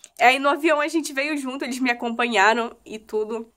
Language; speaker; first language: Portuguese; native; Portuguese